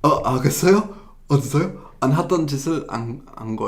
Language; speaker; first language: Korean; non-native, fluent; English